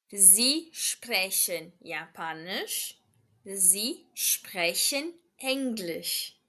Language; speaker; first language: German; non-native, fluent; Portuguese